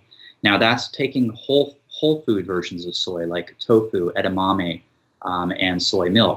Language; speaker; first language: English; native; English